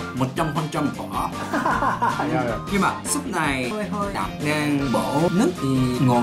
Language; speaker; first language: Vietnamese; non-native, learner; Japanese